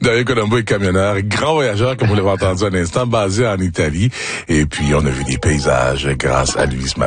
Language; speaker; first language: French; native; French